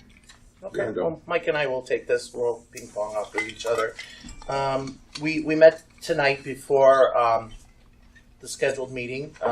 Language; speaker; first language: English; native; English